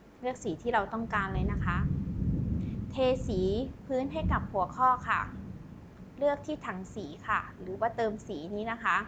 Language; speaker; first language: Thai; native; Thai